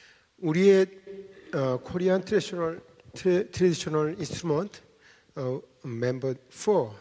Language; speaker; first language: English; non-native, learner; Korean